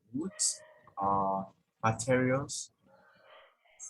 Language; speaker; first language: English; non-native, learner; Vietnamese